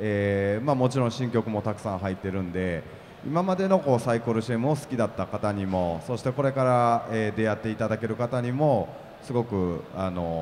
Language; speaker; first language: Japanese; native; Japanese